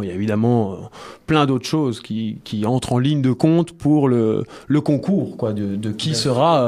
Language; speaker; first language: French; native; French